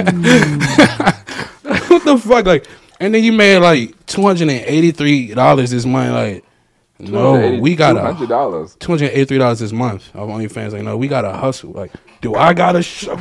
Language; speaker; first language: English; native; English